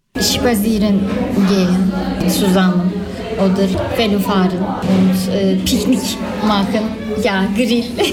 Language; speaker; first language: German; non-native, learner; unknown